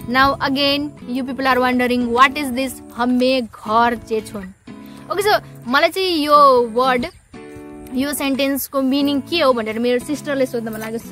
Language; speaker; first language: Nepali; non-native, local second language; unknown